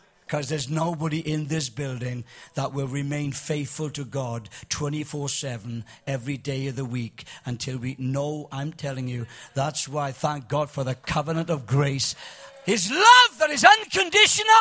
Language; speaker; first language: English; native; English